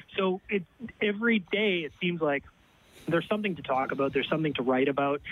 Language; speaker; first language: English; native; English